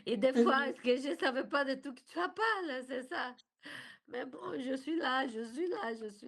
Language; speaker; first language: French; non-native, learner; Portuguese